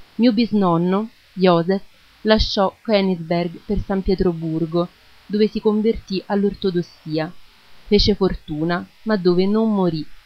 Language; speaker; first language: Italian; early bilingual, other home language; German